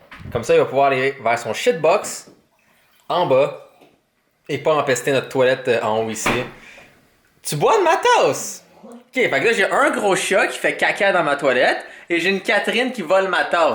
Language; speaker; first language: French; native; French